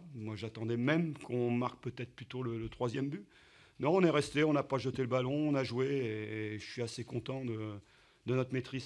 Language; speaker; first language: French; native; French